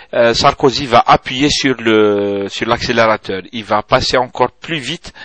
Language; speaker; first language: French; non-native, local second language; Arabic